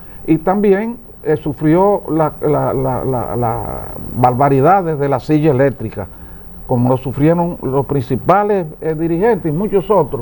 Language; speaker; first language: Spanish; native; Spanish